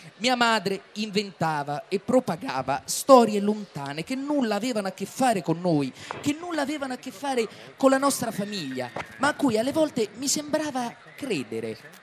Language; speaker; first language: Italian; native; Italian